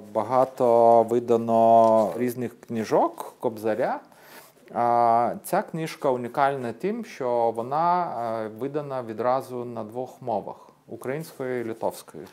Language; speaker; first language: Ukrainian; non-native, fluent; Lithuanian